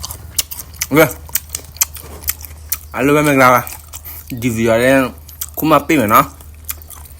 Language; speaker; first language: Burmese; non-native, learner; S'gaw Karen